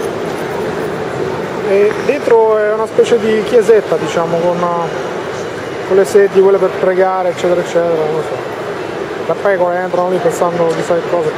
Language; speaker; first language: Italian; early bilingual, other home language; Albanian